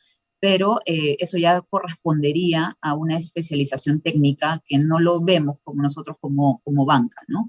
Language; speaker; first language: Spanish; native; Spanish